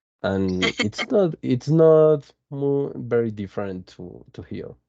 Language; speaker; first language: English; non-native, fluent; Spanish